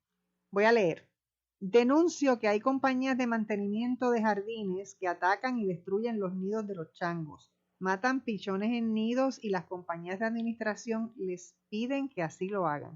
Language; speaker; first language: Spanish; native; Spanish